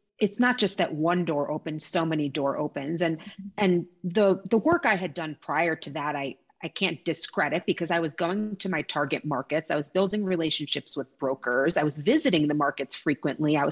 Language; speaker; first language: English; native; English